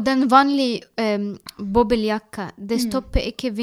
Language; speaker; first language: Norwegian; non-native, learner; Arabic